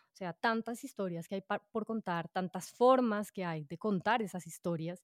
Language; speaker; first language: Spanish; native; Spanish